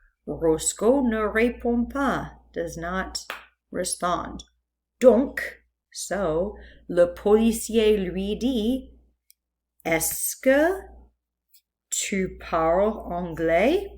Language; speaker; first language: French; non-native, fluent; English